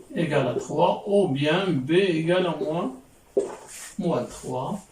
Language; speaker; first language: French; non-native, local second language; Arabic